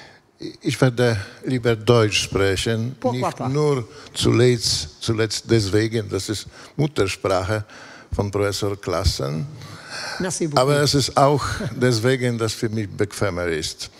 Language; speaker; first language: German; non-native, fluent; Polish